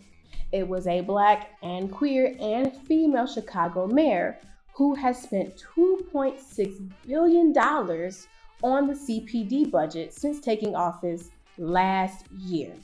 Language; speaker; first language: English; native; English